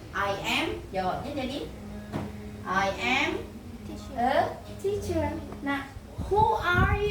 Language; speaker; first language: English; non-native, fluent; Indonesian